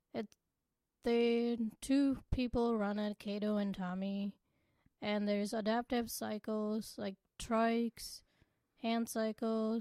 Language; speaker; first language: English; non-native, local second language; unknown